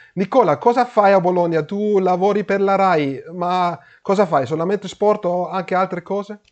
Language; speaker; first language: Italian; non-native, learner; German